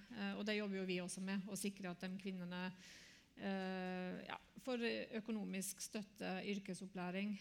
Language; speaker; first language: Norwegian; native; Norwegian